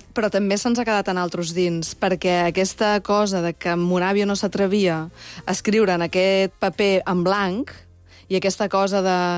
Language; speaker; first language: Catalan; native; Catalan